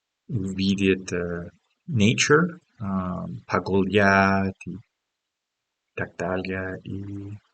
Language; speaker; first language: Russian; non-native, learner; English